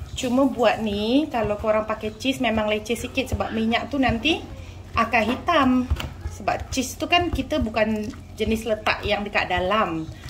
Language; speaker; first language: Malay; native; Malay